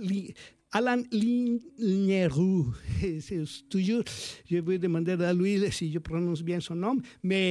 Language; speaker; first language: French; non-native, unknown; Spanish